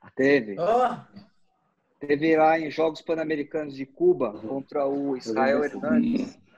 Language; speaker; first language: Portuguese; native; Portuguese